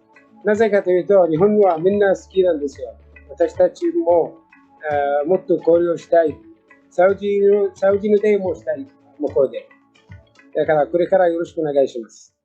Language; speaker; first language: Japanese; non-native, learner; Arabic